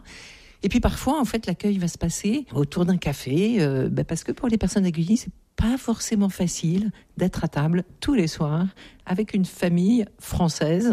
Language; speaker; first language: French; native; French